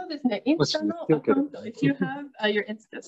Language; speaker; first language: Japanese; non-native, fluent; English